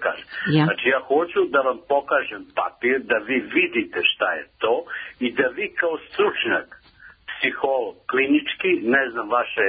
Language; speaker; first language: Serbian; native; Serbian